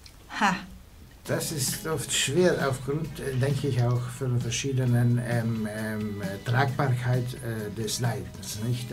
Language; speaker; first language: German; non-native, local second language; Italian